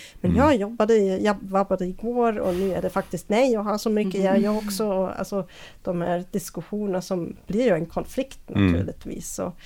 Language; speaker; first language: Swedish; non-native, fluent; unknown